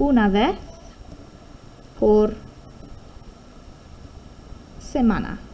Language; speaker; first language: Spanish; non-native, fluent; English